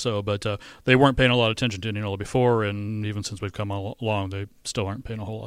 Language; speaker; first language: English; native; English